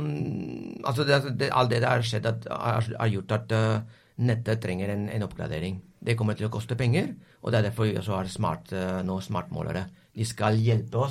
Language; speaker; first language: Norwegian; non-native, fluent; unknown